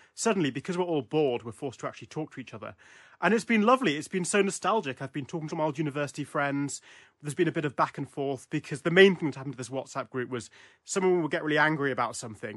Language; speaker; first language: English; native; English